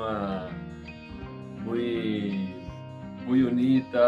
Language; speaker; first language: Spanish; non-native, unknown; Italian